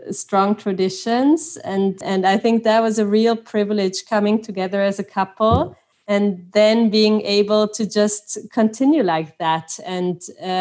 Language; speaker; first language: English; non-native, fluent; Swiss German